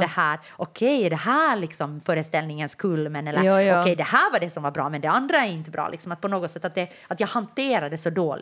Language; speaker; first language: Swedish; native; Swedish